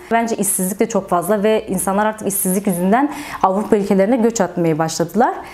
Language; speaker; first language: Turkish; native; Turkish